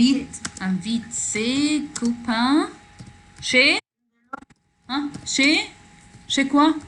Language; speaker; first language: French; non-native, learner; Arabic